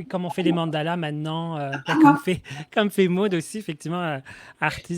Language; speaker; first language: French; native; French